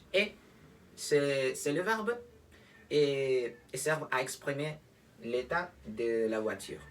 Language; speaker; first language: French; non-native, learner; Spanish